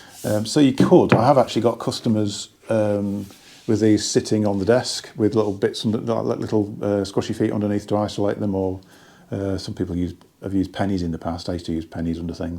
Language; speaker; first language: English; native; English